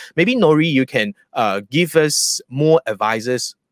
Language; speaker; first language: English; non-native, local second language; Chinese